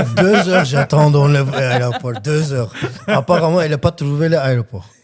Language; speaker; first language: French; non-native, learner; Armenian